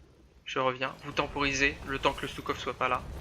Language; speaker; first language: French; native; French